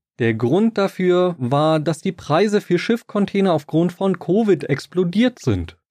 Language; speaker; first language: German; native; German